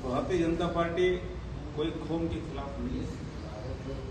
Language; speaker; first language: Hindi; non-native, local second language; Kannada